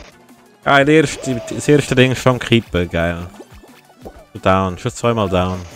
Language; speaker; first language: German; native; German